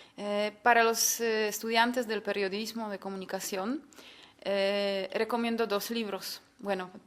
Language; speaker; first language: Spanish; non-native, fluent; Polish